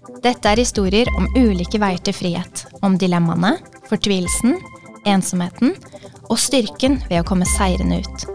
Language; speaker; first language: Norwegian; native; Norwegian